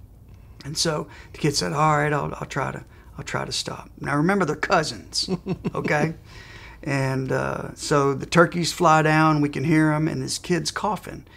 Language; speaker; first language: English; native; English